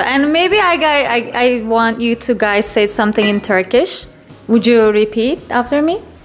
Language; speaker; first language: English; non-native, fluent; Turkish